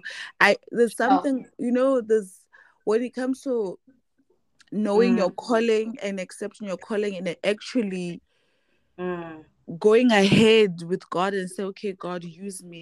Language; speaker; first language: English; non-native, local second language; Southern Sotho